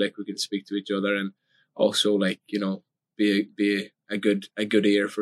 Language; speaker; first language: English; native; English